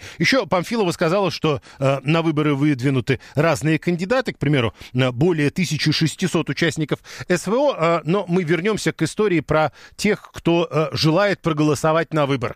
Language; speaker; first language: Russian; native; Russian